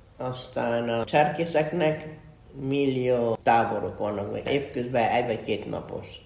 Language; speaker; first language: Hungarian; early bilingual, heritage; Hungarian